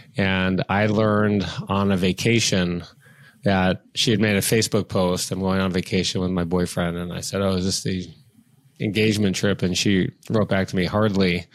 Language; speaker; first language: English; native; English